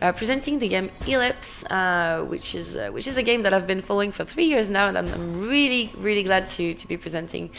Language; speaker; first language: English; non-native, fluent; French